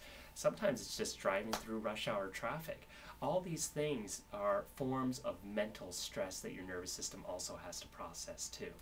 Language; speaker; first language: English; native; English